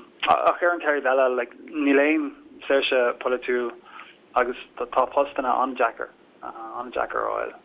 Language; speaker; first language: Irish; non-native, local second language; English